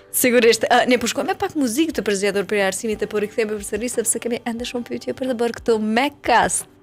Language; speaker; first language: Albanian; native; Albanian